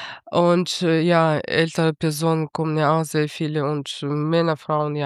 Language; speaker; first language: German; non-native, fluent; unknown